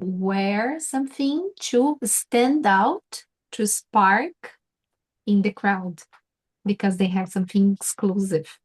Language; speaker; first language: English; non-native, fluent; Portuguese